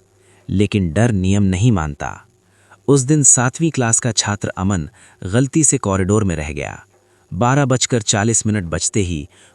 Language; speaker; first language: Hindi; native; Hindi